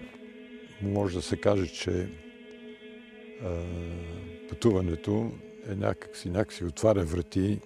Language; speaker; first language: Bulgarian; early bilingual, heritage; Bulgarian